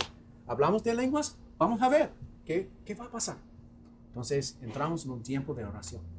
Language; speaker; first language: Spanish; non-native, fluent; English